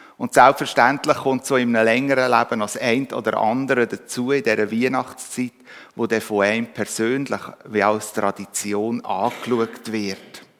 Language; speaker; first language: German; native; German